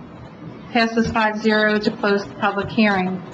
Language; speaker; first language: English; native; English